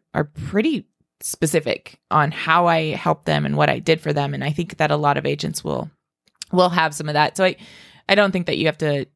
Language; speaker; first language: English; native; English